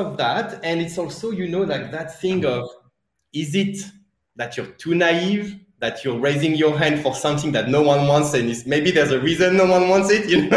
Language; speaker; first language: English; non-native, fluent; French